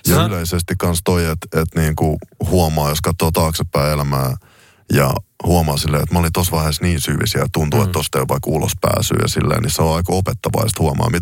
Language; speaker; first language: Finnish; native; Finnish